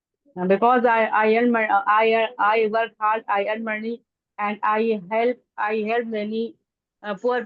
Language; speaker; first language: English; non-native, learner; Hindi